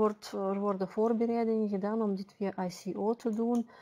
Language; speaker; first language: Dutch; non-native, fluent; Russian